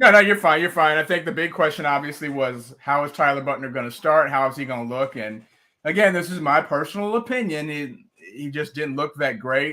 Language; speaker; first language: English; native; English